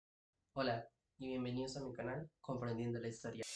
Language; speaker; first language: Spanish; native; Spanish